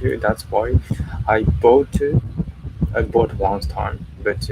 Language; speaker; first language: English; non-native, learner; Japanese